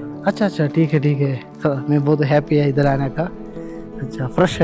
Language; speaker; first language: Hindi; non-native, learner; Malayalam